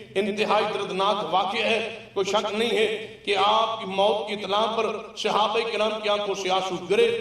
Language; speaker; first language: Urdu; non-native, local second language; Punjabi